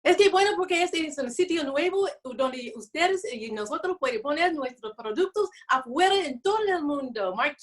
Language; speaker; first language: Spanish; non-native, learner; English